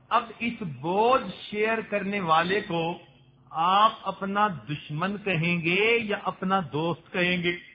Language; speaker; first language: Urdu; non-native, local second language; Punjabi